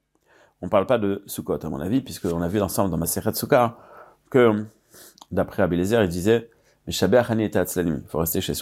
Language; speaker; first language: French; native; French